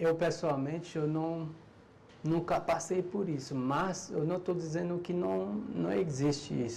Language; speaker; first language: Portuguese; non-native, learner; Haitian Creole